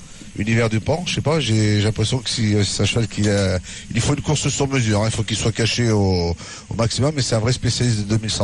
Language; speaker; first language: French; native; French